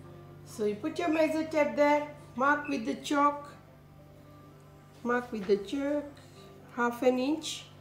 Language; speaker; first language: English; non-native, fluent; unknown